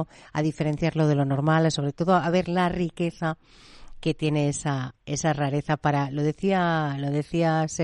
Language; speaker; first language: Spanish; native; Spanish